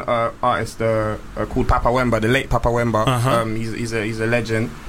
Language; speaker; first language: English; native; English